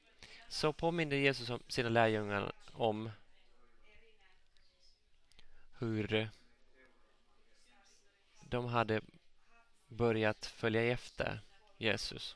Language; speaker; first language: Swedish; non-native, local second language; Finnish